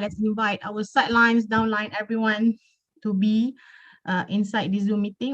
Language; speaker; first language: English; non-native, local second language; Malay